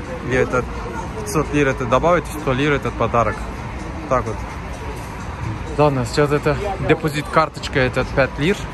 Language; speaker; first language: Russian; non-native, learner; Turkish